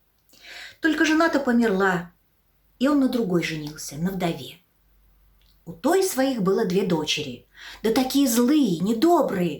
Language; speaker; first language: Russian; native; Russian